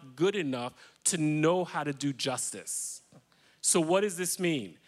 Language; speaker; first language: English; native; English